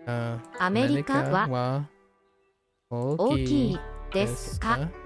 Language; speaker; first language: Japanese; non-native, learner; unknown